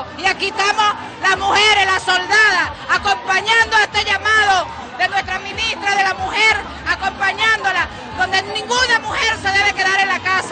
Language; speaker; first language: Spanish; native; Spanish